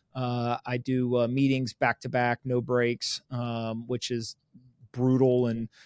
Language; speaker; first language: English; native; English